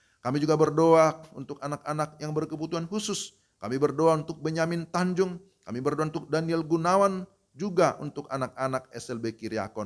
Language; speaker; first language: Indonesian; native; Indonesian